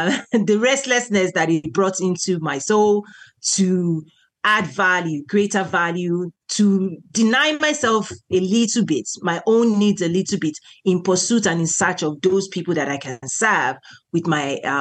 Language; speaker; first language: English; non-native, local second language; Yoruba